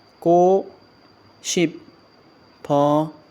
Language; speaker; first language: Korean; non-native, fluent; Hmong